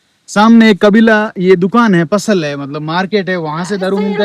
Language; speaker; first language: Hindi; native; Hindi